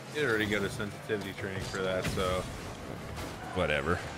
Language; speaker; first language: English; native; English